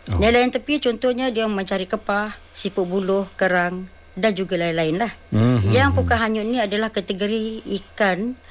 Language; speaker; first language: Malay; non-native, local second language; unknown